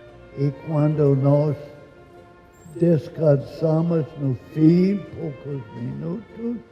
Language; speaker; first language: Portuguese; non-native, learner; English